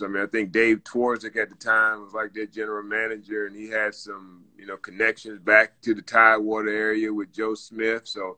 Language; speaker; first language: English; native; English